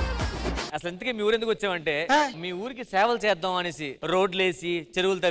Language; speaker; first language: Telugu; native; Telugu